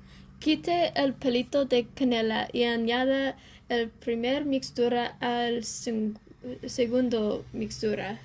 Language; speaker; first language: Spanish; non-native, learner; English